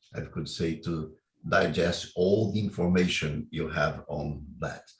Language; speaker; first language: English; non-native, fluent; Portuguese